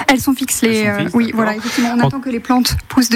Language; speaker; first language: French; native; French